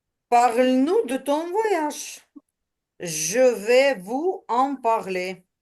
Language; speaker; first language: French; non-native, learner; Ukrainian